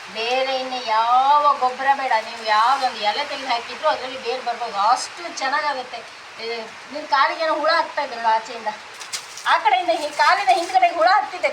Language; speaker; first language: Kannada; non-native, local second language; Tulu